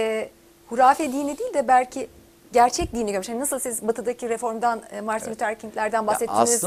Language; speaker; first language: Turkish; native; Turkish